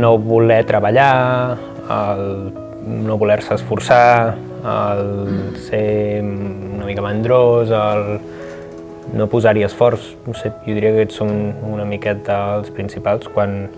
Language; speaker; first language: Catalan; native; Catalan